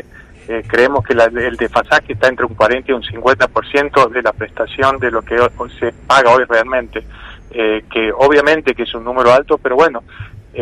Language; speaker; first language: Spanish; native; Spanish